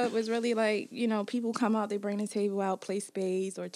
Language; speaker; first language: English; native; English